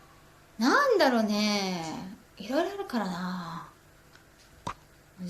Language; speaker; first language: Japanese; native; Japanese